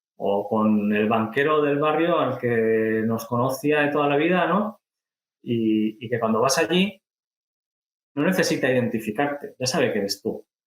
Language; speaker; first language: Spanish; native; Spanish